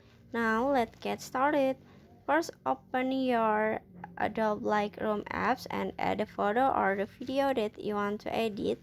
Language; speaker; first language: English; non-native, learner; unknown